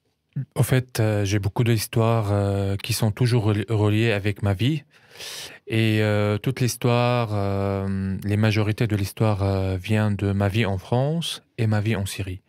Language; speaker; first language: French; non-native, learner; Arabic